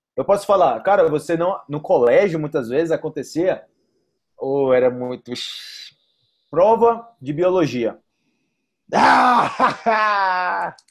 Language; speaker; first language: Portuguese; native; Portuguese